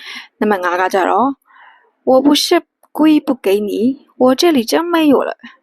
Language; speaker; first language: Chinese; non-native, fluent; Burmese